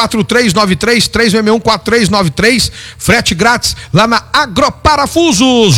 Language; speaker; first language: Portuguese; native; Portuguese